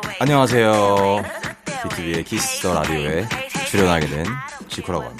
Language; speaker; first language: Korean; native; Korean